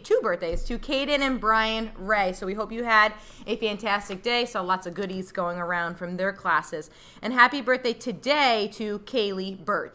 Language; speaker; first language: English; native; English